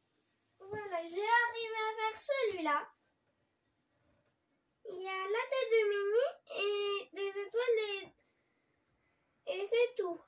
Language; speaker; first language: French; early bilingual, other home language; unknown